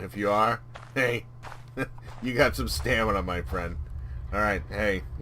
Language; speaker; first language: English; native; English